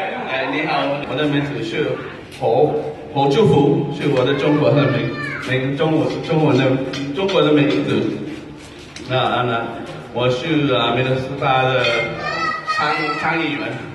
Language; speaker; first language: Chinese; non-native, learner; Hmong